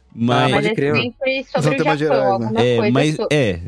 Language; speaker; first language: Portuguese; early bilingual, heritage; Japanese